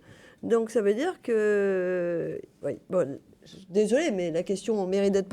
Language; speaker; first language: French; native; French